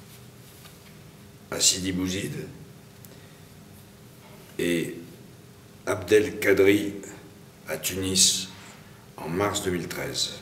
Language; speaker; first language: French; native; French